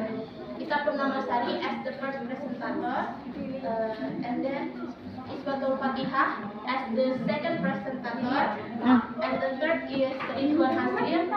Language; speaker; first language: English; non-native, learner; Indonesian